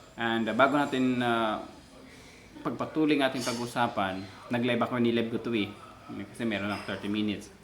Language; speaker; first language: Filipino; non-native, local second language; Cebuano